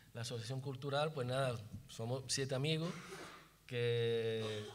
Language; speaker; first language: Spanish; native; Spanish